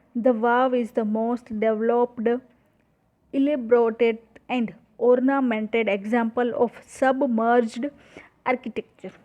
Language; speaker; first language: English; non-native, local second language; Gujarati